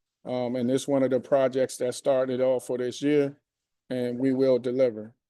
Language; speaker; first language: English; native; English